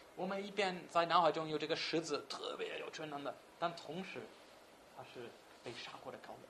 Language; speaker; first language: Chinese; non-native, fluent; English